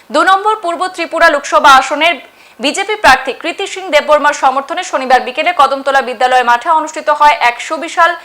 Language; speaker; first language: Bangla; native; Bangla